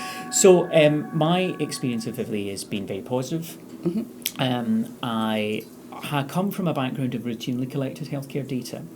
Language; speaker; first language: English; native; English